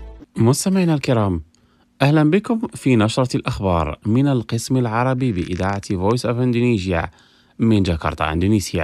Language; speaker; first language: Arabic; non-native, fluent; Indonesian